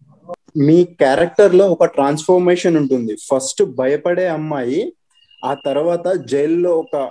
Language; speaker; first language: Telugu; native; Telugu